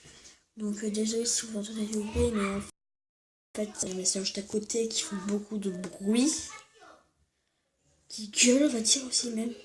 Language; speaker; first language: French; native; French